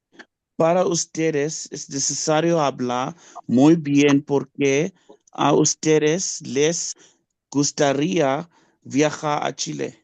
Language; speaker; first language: Spanish; non-native, learner; English